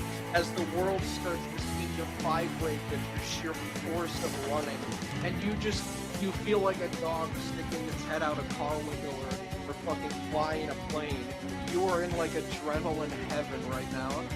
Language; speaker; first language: English; native; English